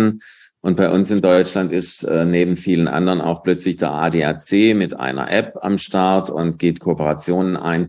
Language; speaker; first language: German; native; German